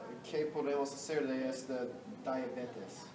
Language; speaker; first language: Spanish; non-native, learner; English